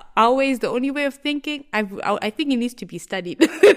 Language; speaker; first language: English; non-native, local second language; Shona